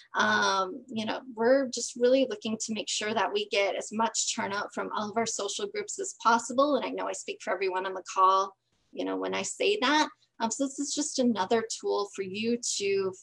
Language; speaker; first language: English; native; English